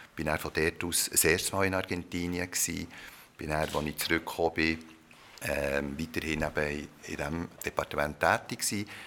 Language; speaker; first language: German; early bilingual, other home language; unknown